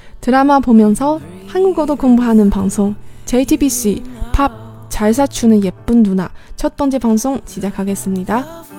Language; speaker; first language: Korean; non-native, fluent; Chinese